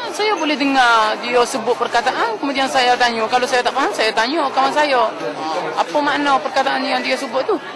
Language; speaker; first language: Malay; non-native, fluent; Arabic